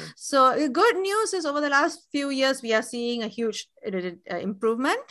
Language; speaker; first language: English; non-native, local second language; Tamil